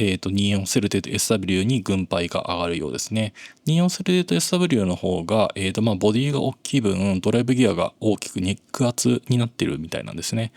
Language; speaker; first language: Japanese; native; Japanese